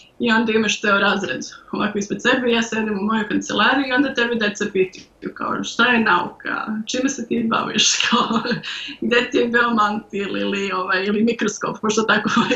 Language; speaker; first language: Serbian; early bilingual, heritage; Serbian